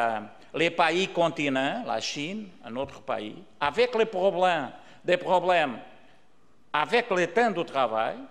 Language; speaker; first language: French; non-native, learner; Portuguese